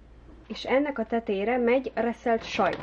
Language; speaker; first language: Hungarian; early bilingual, heritage; Hungarian